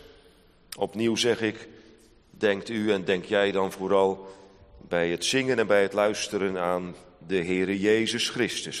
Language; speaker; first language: Dutch; native; Dutch